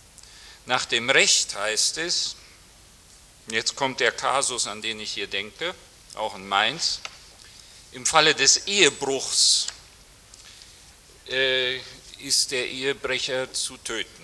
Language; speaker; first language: German; native; German